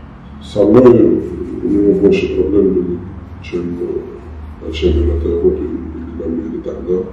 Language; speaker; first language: Russian; non-native, fluent; Georgian